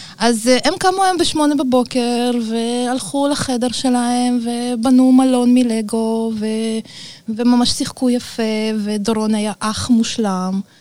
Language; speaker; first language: Hebrew; early bilingual, other home language; Russian